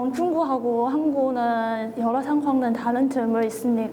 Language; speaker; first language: Korean; non-native, fluent; Chinese